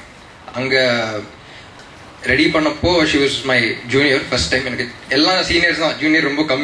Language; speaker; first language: Tamil; non-native, local second language; Telugu